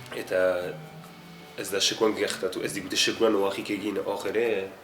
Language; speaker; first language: Basque; non-native, local second language; French